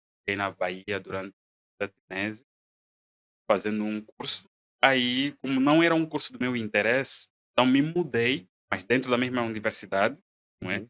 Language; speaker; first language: Portuguese; native; Portuguese